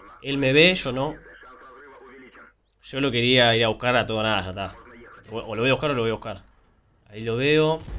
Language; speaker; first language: Spanish; native; Spanish